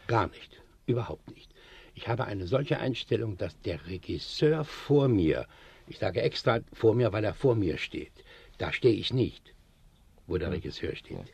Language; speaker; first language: German; native; German